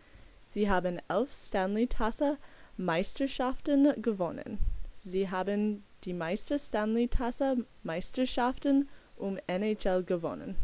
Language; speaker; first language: German; non-native, learner; English